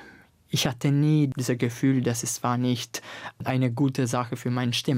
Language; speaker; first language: German; non-native, learner; Italian